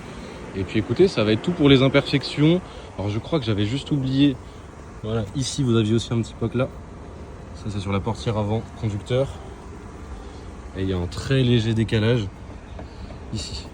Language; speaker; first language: French; native; French